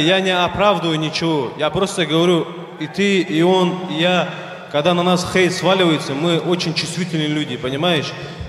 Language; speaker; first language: Russian; native; Russian